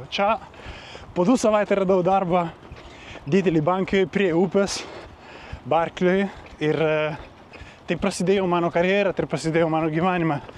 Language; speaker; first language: Lithuanian; non-native, learner; Italian